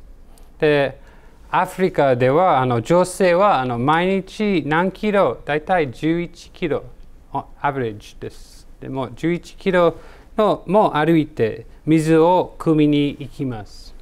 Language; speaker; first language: Japanese; non-native, learner; English